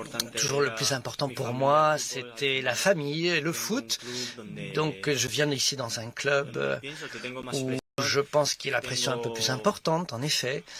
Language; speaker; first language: French; non-native, fluent; Spanish